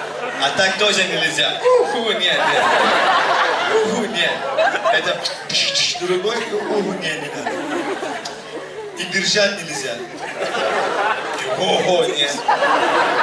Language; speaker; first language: Russian; non-native, learner; Turkish